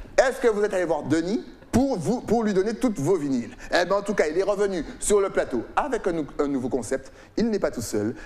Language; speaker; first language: French; native; French